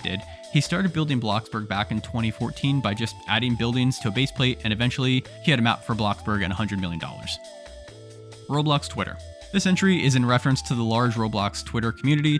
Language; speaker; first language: English; native; English